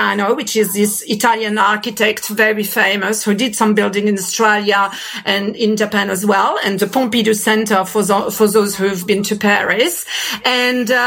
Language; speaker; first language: English; non-native, fluent; French